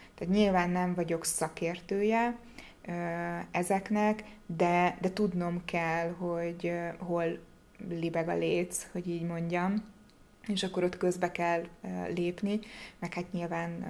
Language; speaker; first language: Hungarian; native; Hungarian